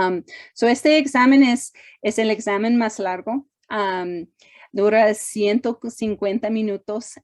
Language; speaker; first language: Spanish; non-native, fluent; English